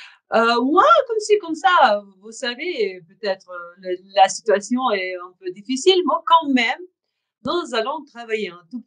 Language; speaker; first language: French; non-native, fluent; Russian